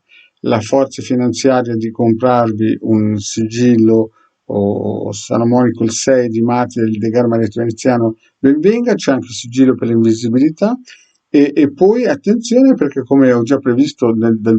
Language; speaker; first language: Italian; native; Italian